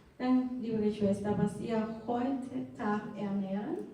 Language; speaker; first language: German; non-native, fluent; Portuguese